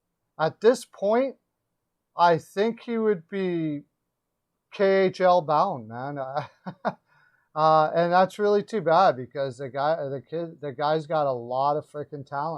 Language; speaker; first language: English; native; English